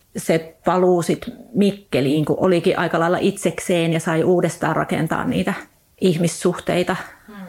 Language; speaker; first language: Finnish; native; Finnish